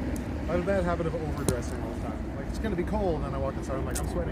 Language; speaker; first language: English; native; English